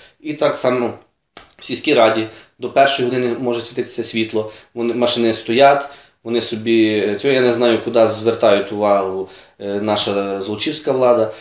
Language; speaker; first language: Ukrainian; native; Ukrainian